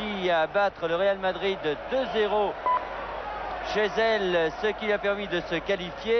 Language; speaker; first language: French; native; French